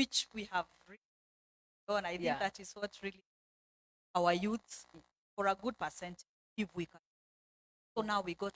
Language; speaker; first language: English; non-native, local second language; Swahili